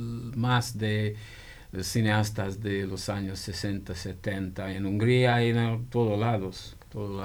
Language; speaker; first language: Spanish; non-native, fluent; Hungarian